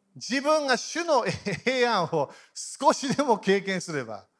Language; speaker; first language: Japanese; native; Japanese